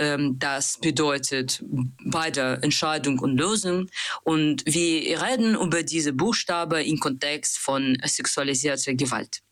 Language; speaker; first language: German; non-native, learner; Russian